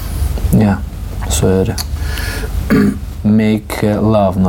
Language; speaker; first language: Swedish; non-native, fluent; Georgian